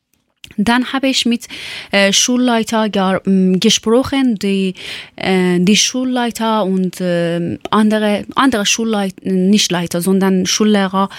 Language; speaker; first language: German; non-native, fluent; Persian